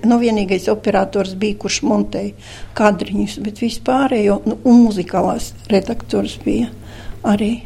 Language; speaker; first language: Latvian; non-native, local second language; Russian